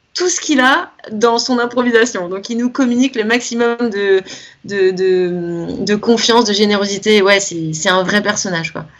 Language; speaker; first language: French; native; French